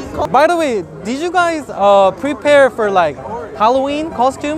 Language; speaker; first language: English; non-native, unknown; Korean